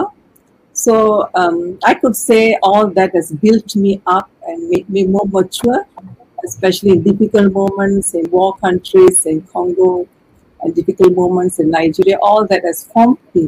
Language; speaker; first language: English; non-native, local second language; Tamil